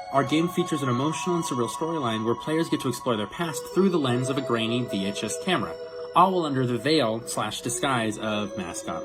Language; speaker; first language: English; native; English